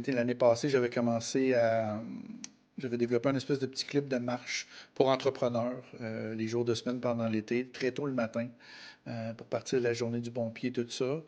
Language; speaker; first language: French; native; French